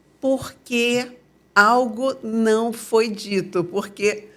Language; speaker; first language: Portuguese; native; Portuguese